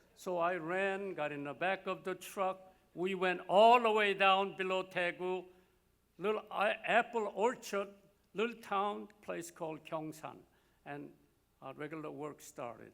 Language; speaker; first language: English; non-native, fluent; Korean